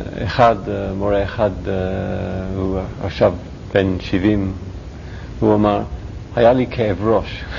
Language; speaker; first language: Hebrew; non-native, learner; English